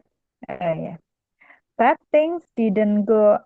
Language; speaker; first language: English; non-native, learner; Indonesian